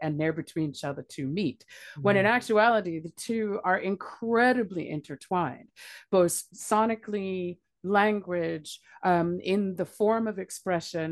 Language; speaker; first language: English; native; English